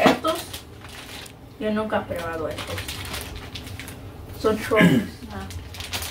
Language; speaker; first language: Spanish; early bilingual, heritage; Spanish